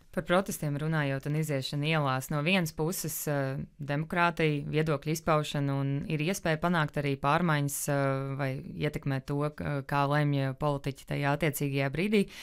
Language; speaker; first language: Latvian; native; Latvian